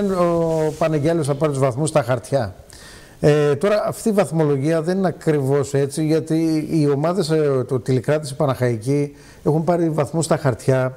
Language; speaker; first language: Greek; native; Greek